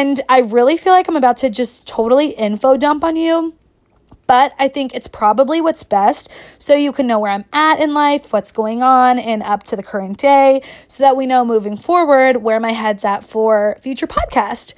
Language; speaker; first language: English; native; English